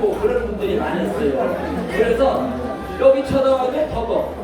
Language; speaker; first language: Korean; native; Korean